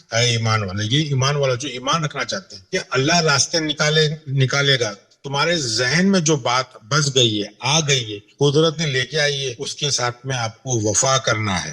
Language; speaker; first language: Urdu; non-native, local second language; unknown